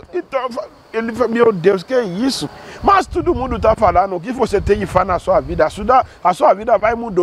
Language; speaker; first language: Portuguese; non-native, learner; Yoruba